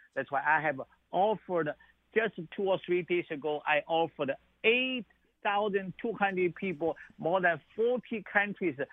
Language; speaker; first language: English; non-native, learner; Chinese